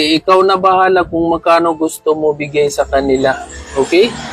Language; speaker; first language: Filipino; non-native, local second language; Cebuano